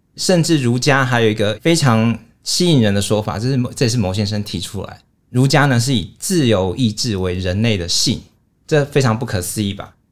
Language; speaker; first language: Chinese; native; Chinese